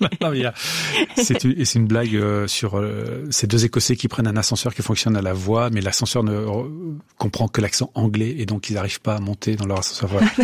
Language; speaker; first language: French; native; French